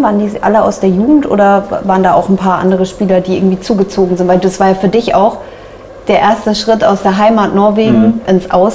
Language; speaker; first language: German; native; German